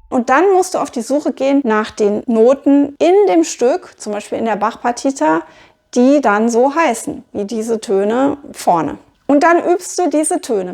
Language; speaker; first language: German; native; German